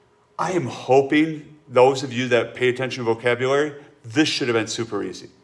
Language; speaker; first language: English; native; English